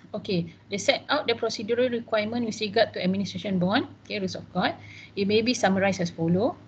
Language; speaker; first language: English; non-native, local second language; Malay